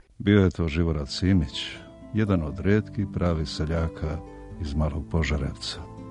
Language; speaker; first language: Serbian; native; Serbian